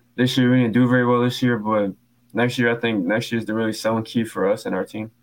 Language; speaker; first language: English; native; English